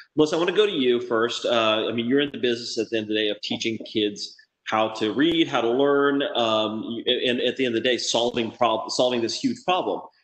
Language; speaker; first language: English; native; English